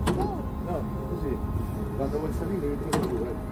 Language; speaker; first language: Italian; native; Italian